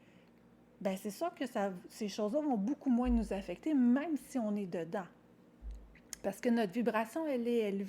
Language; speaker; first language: French; native; French